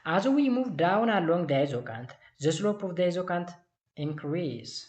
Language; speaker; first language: English; non-native, local second language; Amharic